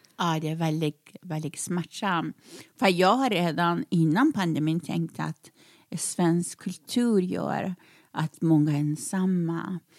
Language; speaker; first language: Swedish; early bilingual, other home language; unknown